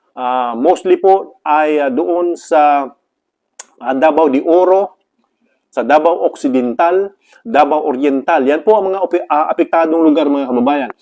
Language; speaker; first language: Filipino; non-native, local second language; Cebuano